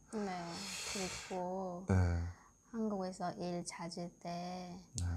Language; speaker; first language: Korean; non-native, learner; Khmer